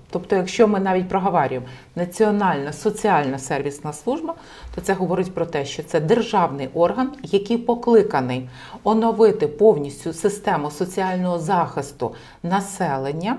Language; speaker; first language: Ukrainian; native; Ukrainian